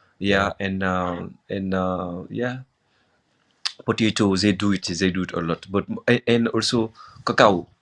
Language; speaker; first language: English; non-native, local second language; Wolof